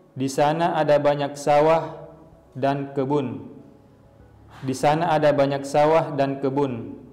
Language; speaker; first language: Indonesian; native; Indonesian